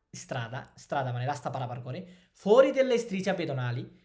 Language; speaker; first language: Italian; non-native, fluent; Bangla